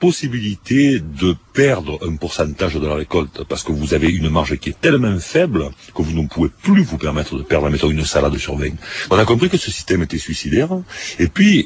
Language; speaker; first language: French; native; French